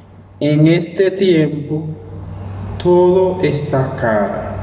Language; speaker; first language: Spanish; non-native, learner; Haitian Creole